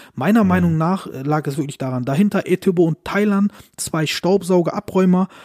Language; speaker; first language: German; early bilingual, other home language; Turkish